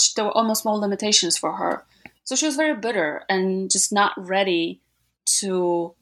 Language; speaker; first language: English; non-native, fluent; Polish